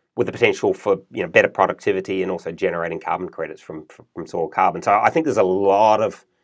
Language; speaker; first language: English; native; English